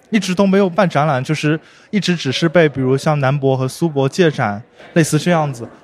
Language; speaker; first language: Chinese; native; Chinese